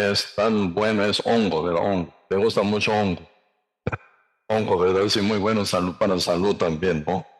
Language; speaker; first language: Spanish; non-native, learner; Korean